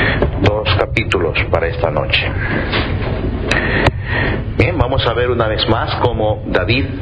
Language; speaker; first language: Spanish; native; Spanish